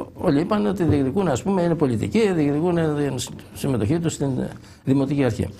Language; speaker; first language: Greek; native; Greek